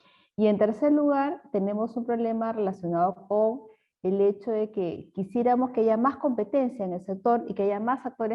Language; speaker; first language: Spanish; native; Spanish